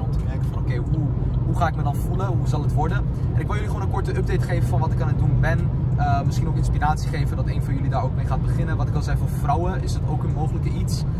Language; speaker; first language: Dutch; native; Dutch